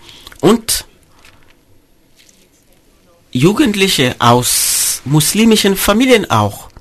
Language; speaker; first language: German; non-native, fluent; Mossi